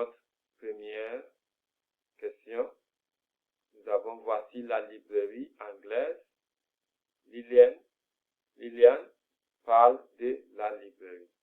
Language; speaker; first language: French; non-native, fluent; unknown